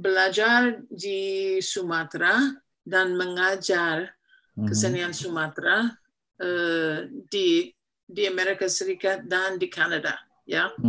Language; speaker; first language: Indonesian; non-native, fluent; English